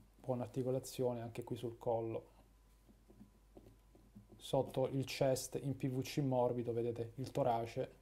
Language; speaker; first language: Italian; native; Italian